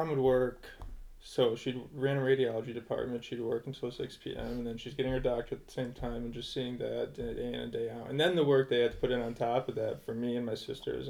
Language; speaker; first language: English; native; English